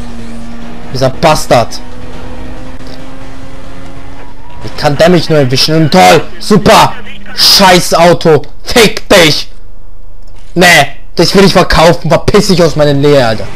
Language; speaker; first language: German; native; German